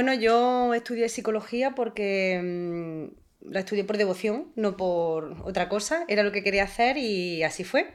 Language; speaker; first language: Spanish; native; Spanish